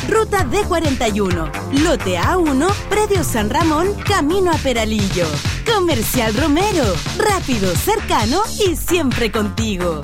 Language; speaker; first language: Spanish; native; Spanish